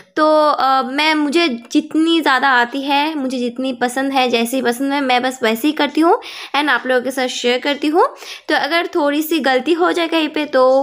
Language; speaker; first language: Hindi; non-native, local second language; Bangla